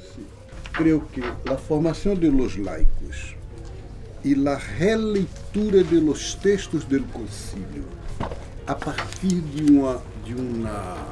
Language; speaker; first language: Spanish; non-native, local second language; Portuguese